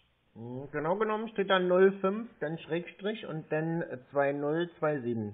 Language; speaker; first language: German; native; German